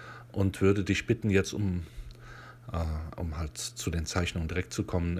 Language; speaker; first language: German; native; German